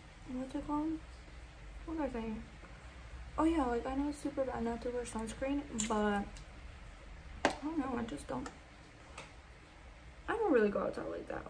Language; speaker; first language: English; early bilingual, other home language; Spanish